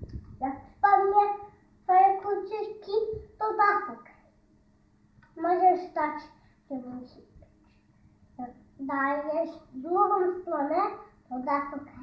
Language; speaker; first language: Polish; early bilingual, heritage; Polish